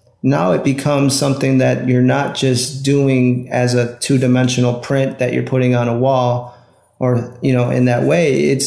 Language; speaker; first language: English; native; English